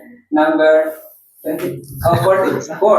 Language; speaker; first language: English; non-native, learner; Indonesian